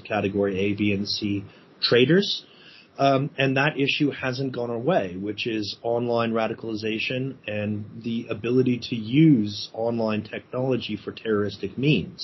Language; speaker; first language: English; native; English